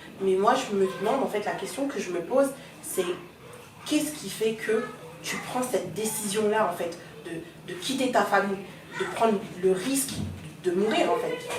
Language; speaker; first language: French; early bilingual, other home language; Soninke